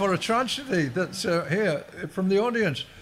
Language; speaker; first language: English; native; English